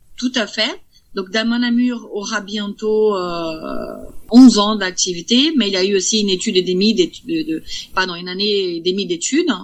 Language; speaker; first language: French; non-native, fluent; Portuguese